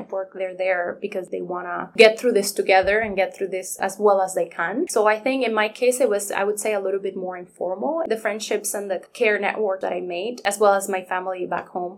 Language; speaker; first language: English; non-native, fluent; Spanish